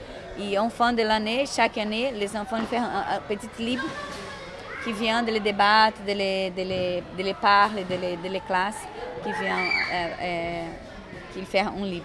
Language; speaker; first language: French; non-native, fluent; Portuguese